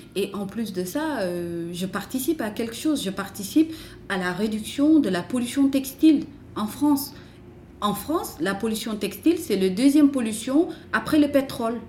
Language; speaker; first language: French; non-native, local second language; Wolof